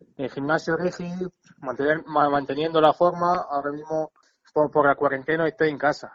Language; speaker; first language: Spanish; non-native, learner; Kyrgyz